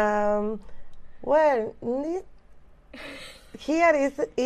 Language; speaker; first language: English; non-native, learner; Spanish